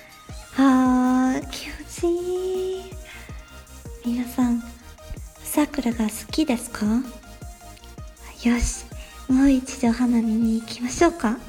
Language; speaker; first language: Japanese; non-native, learner; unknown